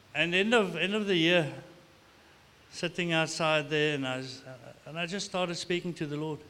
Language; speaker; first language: English; non-native, local second language; Afrikaans